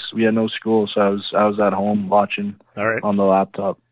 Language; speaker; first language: English; native; English